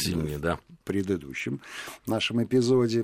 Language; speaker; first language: Russian; native; Russian